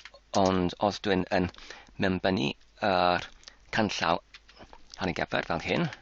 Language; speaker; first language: Welsh; non-native, learner; English